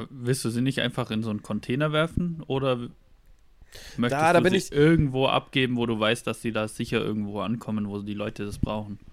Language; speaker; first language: German; native; German